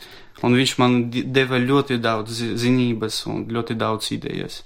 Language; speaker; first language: Latvian; non-native, local second language; Russian